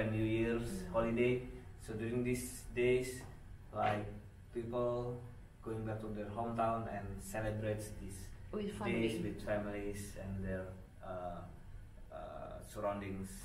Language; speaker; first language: English; non-native, fluent; Indonesian